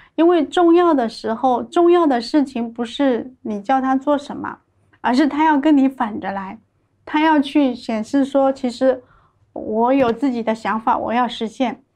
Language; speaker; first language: Chinese; native; Chinese